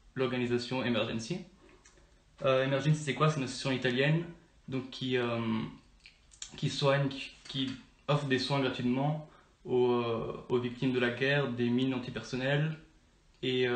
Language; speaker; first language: French; early bilingual, other home language; Italian